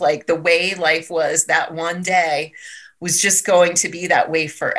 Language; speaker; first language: English; native; English